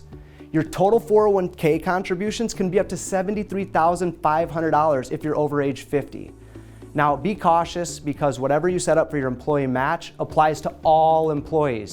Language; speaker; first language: English; native; English